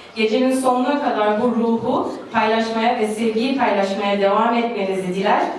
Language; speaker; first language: Turkish; early bilingual, heritage; Turkish